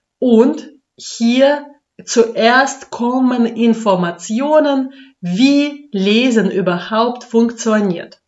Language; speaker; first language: German; non-native, fluent; Russian